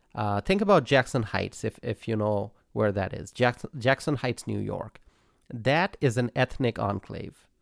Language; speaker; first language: English; non-native, local second language; Bangla